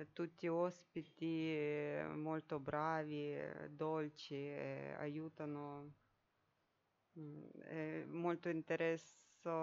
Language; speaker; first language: Italian; non-native, learner; Ukrainian